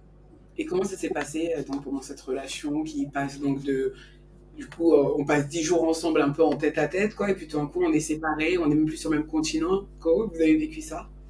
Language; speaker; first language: French; native; French